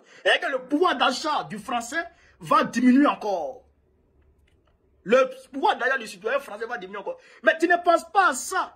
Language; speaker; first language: French; non-native, local second language; Bambara